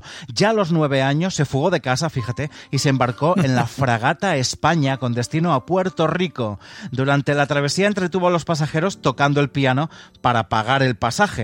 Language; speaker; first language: Spanish; native; Spanish